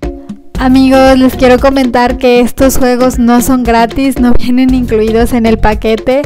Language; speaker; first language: Spanish; native; Spanish